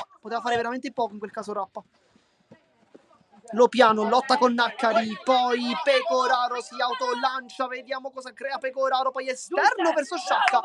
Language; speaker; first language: Italian; native; Italian